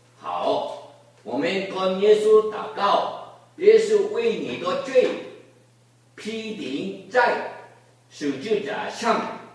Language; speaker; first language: Chinese; non-native, learner; Korean